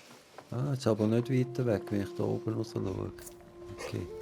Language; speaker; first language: German; native; German